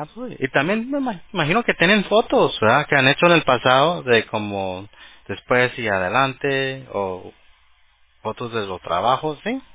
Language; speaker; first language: Spanish; early bilingual, heritage; Spanish